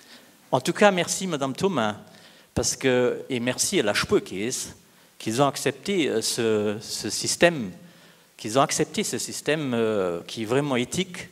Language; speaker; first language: French; non-native, local second language; Luxembourgish